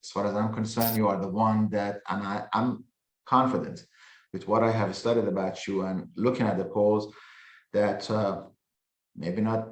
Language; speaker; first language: English; non-native, fluent; Persian